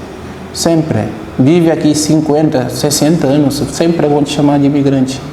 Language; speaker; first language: Portuguese; non-native, fluent; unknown